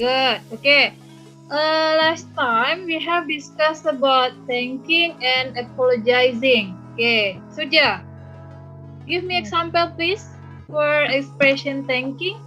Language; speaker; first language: English; non-native, learner; Indonesian